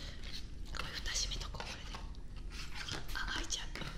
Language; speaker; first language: Japanese; native; Japanese